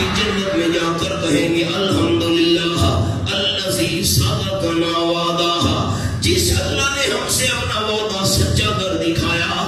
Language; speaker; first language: Urdu; non-native, local second language; Pashto